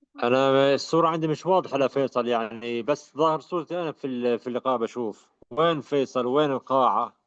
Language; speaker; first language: Arabic; native; Arabic